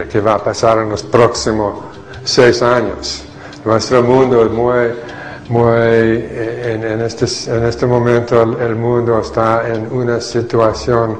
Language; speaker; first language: Spanish; non-native, fluent; English